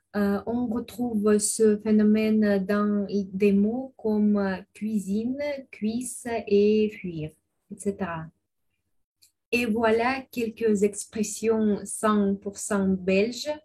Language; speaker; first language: French; non-native, fluent; Russian